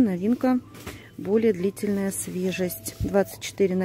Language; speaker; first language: Russian; native; Russian